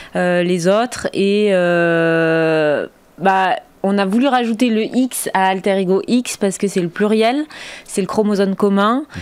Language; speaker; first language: French; native; French